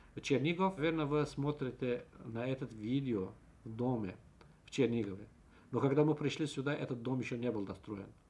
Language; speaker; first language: Russian; non-native, local second language; Azerbaijani